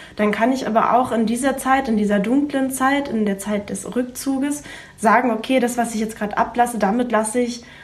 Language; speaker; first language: German; native; German